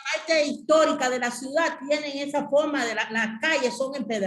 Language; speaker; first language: Spanish; native; Spanish